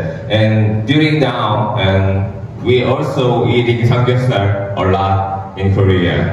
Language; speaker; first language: English; non-native, learner; Korean